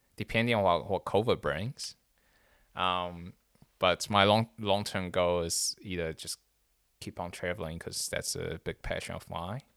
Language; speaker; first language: English; non-native, fluent; Chinese